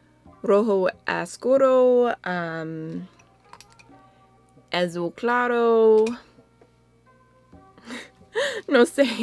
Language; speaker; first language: Spanish; non-native, learner; English